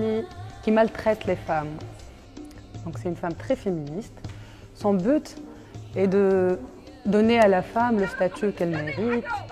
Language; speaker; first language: French; non-native, local second language; Arabic